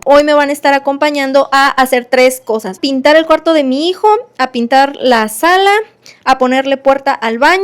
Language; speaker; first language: Spanish; native; Spanish